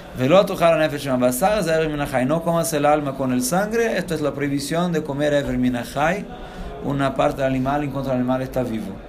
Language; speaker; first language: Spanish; non-native, fluent; Portuguese